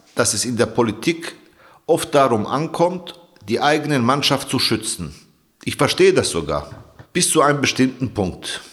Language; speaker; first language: German; native; German